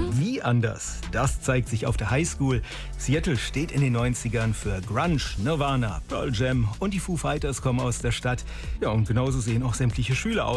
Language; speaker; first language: German; native; German